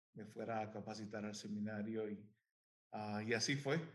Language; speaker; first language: Spanish; native; Spanish